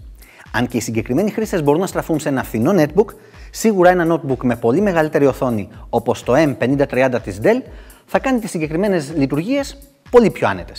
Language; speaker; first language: Greek; native; Greek